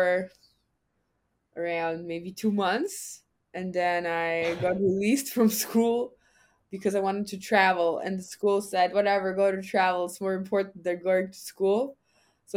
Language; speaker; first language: English; non-native, fluent; German